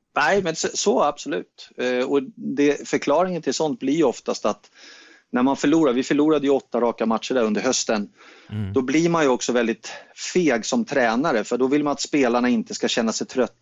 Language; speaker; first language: Swedish; native; Swedish